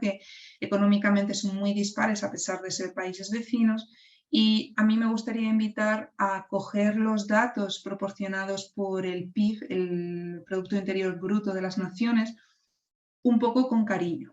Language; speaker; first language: Spanish; native; Spanish